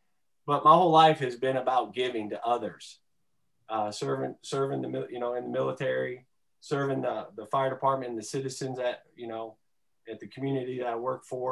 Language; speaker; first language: English; native; English